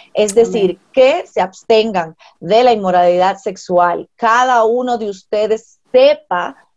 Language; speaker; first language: Spanish; native; Spanish